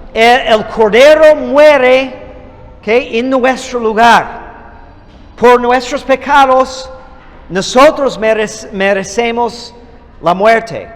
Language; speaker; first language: Spanish; non-native, fluent; English